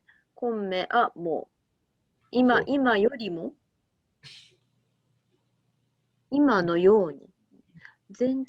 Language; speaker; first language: Japanese; native; Japanese